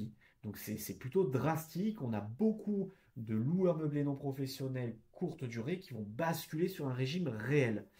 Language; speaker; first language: French; native; French